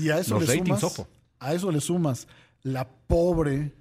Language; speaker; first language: Spanish; native; Spanish